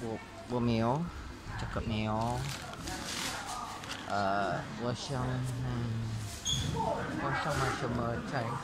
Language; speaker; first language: Chinese; non-native, learner; Malay